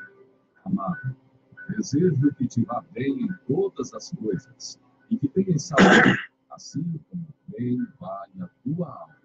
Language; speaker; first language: Portuguese; native; Portuguese